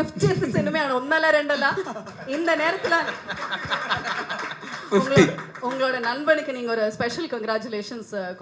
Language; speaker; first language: Tamil; native; Tamil